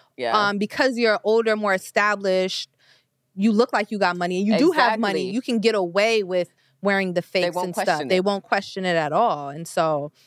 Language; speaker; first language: English; native; English